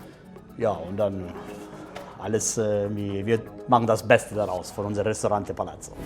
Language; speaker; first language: German; non-native, fluent; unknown